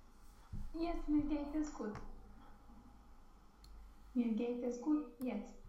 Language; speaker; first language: German; non-native, learner; Romanian